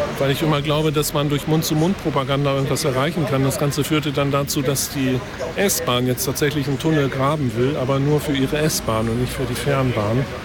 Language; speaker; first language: German; native; German